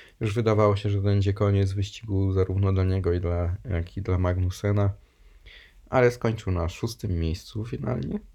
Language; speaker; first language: Polish; native; Polish